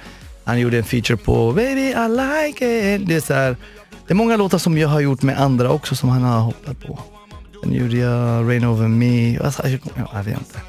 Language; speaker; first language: Swedish; non-native, fluent; Arabic